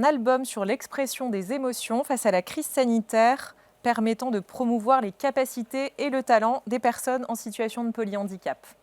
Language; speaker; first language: French; native; French